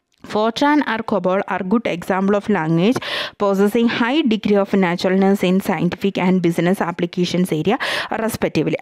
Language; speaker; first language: English; non-native, local second language; Malayalam